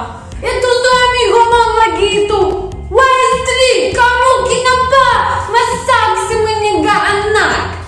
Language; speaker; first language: Indonesian; non-native, learner; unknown